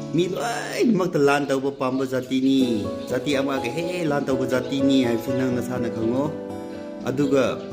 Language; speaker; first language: Manipuri; non-native, local second language; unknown